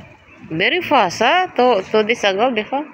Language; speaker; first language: English; non-native, learner; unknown